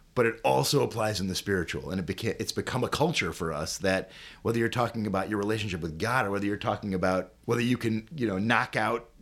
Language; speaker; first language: English; native; English